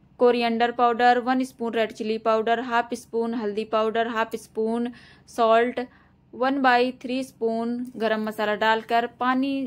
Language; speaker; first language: Hindi; native; Hindi